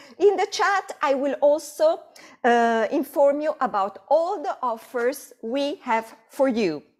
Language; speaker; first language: English; non-native, fluent; Italian